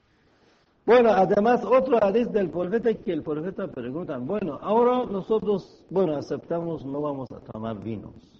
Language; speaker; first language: Spanish; non-native, fluent; Persian